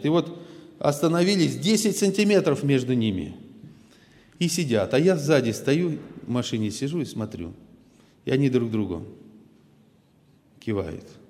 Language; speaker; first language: Russian; native; Russian